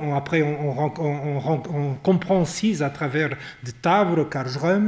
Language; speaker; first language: French; non-native, fluent; Portuguese